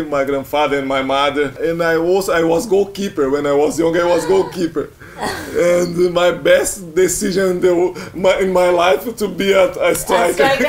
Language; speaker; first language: English; non-native, learner; Portuguese